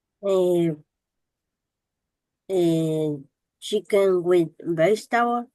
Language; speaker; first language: English; non-native, learner; Spanish